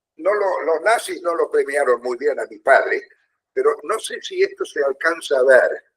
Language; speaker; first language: Spanish; early bilingual, other home language; German